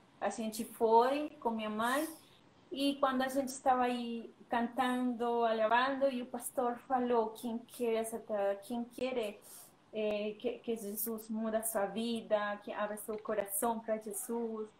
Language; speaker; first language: Portuguese; non-native, learner; Spanish